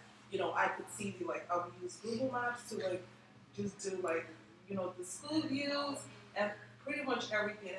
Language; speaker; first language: English; non-native, local second language; Igbo